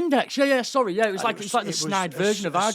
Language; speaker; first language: English; native; English